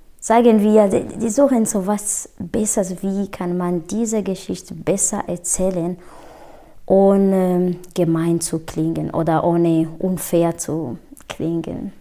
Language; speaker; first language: German; non-native, fluent; Kinyarwanda